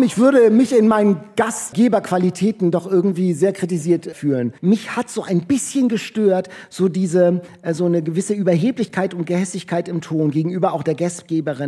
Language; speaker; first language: German; native; German